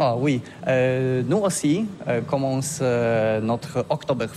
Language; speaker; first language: French; non-native, learner; Polish